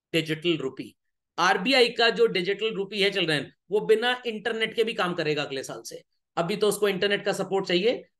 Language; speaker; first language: Hindi; native; Hindi